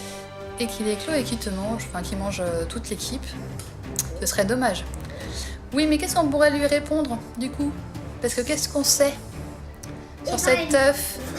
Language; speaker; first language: French; native; French